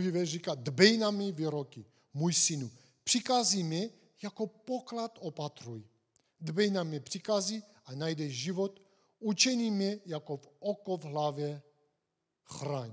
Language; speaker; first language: Czech; non-native, fluent; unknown